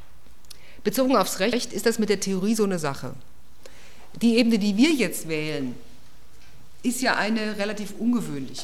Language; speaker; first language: German; native; German